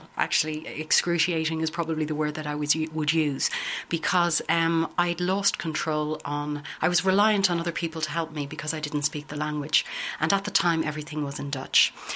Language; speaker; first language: English; native; English